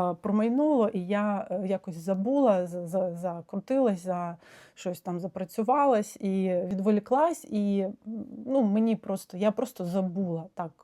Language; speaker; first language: Ukrainian; non-native, local second language; Russian